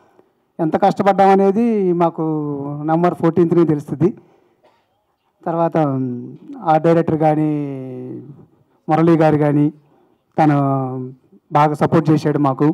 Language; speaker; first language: Telugu; native; Telugu